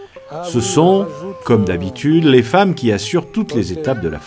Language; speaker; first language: French; native; French